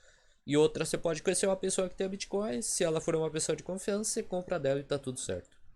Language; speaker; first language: Portuguese; native; Portuguese